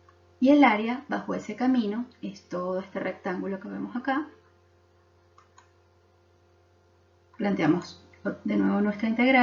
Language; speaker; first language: Spanish; native; Spanish